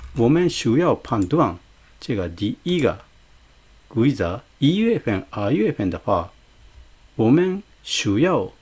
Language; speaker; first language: Chinese; non-native, fluent; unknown